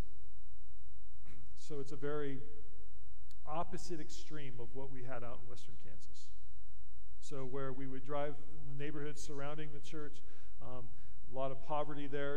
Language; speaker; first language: English; native; English